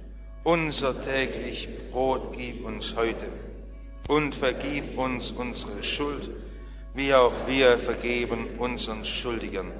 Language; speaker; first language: German; native; German